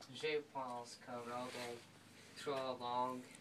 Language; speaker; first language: French; non-native, learner; English